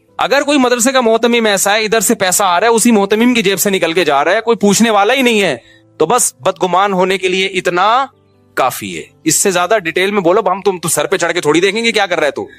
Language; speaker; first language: Urdu; native; Urdu